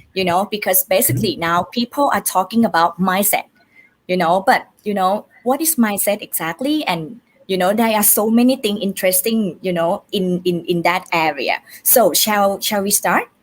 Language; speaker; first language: English; non-native, fluent; Thai